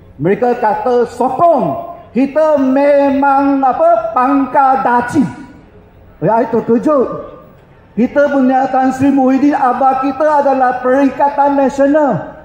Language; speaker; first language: Malay; non-native, local second language; Chinese